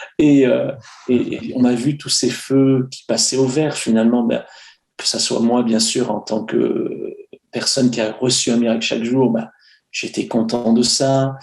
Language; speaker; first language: French; native; French